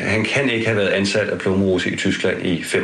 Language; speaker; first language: Danish; native; Danish